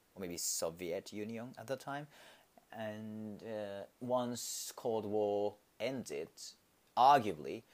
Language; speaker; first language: English; non-native, fluent; Japanese